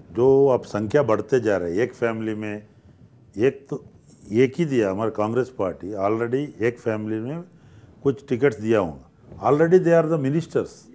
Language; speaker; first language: Hindi; non-native, local second language; Telugu